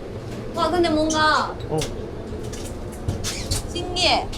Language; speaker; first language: Korean; non-native, learner; Japanese